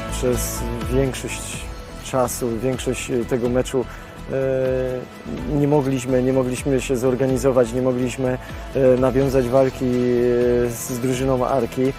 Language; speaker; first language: Polish; native; Polish